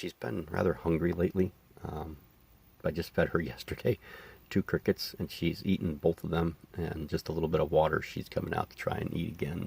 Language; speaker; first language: English; native; English